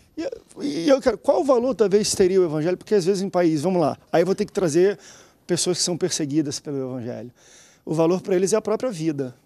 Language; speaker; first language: Portuguese; native; Portuguese